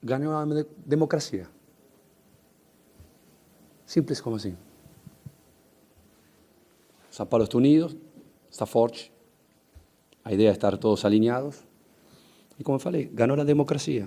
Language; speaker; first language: Portuguese; non-native, fluent; Spanish